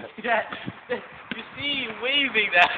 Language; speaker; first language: English; non-native, learner; Dutch